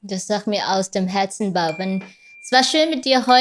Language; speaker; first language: German; non-native, fluent; Vietnamese